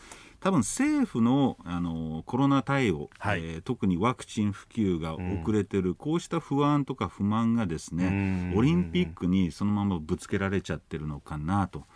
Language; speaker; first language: Japanese; non-native, fluent; English